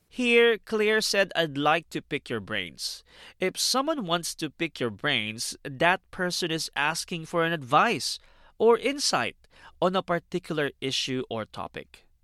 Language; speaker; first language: English; non-native, fluent; Filipino